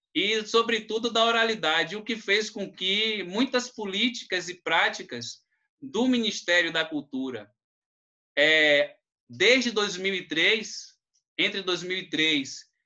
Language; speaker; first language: Portuguese; native; Portuguese